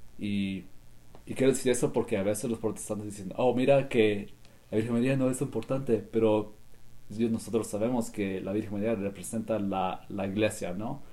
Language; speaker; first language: Spanish; early bilingual, heritage; Spanish